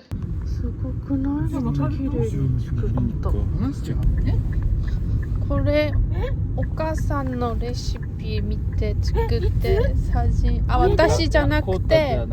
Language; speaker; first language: Japanese; non-native, fluent; Korean